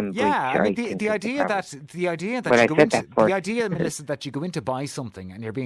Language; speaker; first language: English; native; English